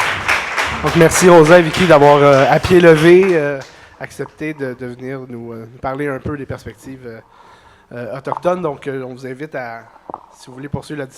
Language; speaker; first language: French; native; French